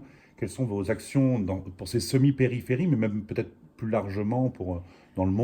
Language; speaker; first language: French; native; French